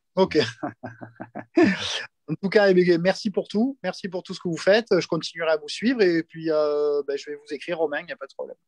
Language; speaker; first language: French; native; French